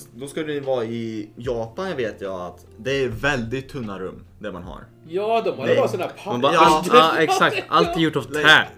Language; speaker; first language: Swedish; non-native, fluent; Arabic